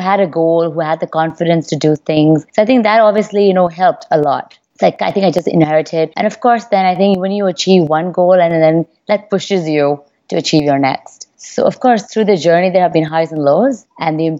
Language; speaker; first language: English; non-native, local second language; Hindi